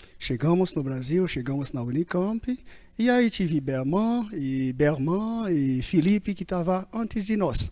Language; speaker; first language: Portuguese; non-native, fluent; Haitian Creole